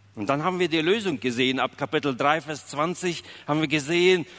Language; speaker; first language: German; early bilingual, other home language; Russian